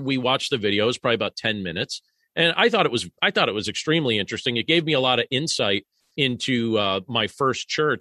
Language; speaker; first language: English; native; English